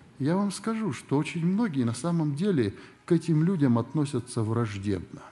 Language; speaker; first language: Russian; native; Russian